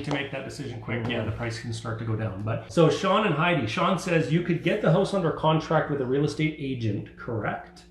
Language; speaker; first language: English; native; English